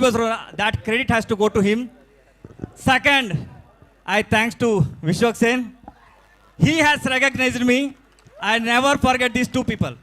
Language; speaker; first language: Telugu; non-native, learner; Kannada